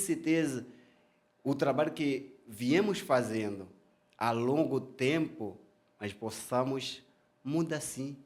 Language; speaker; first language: Portuguese; non-native, fluent; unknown